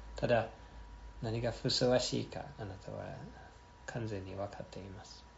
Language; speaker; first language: Japanese; non-native, fluent; English